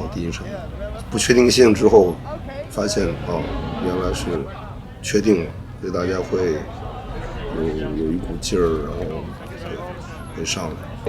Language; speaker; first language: Chinese; native; Chinese